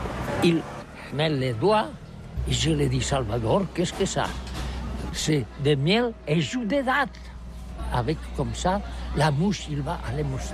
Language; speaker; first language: French; non-native, learner; Catalan